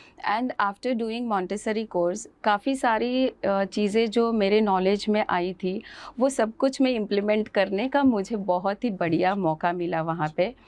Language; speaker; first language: Hindi; non-native, local second language; Kannada